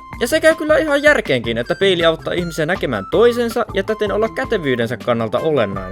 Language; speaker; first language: Finnish; native; Finnish